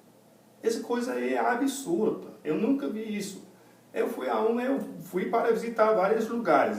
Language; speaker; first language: Portuguese; non-native, fluent; English